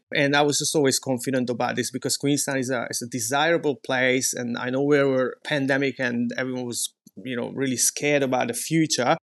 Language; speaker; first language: English; non-native, fluent; Hungarian